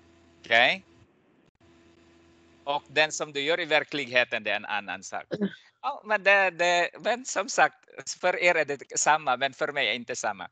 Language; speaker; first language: Swedish; non-native, fluent; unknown